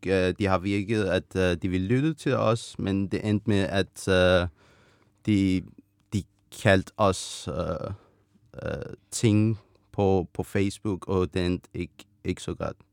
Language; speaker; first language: Danish; non-native, fluent; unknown